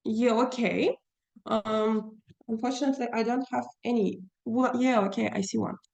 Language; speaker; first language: English; non-native, fluent; Russian